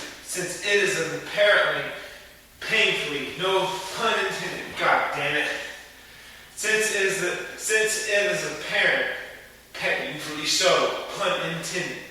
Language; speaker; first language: English; native; English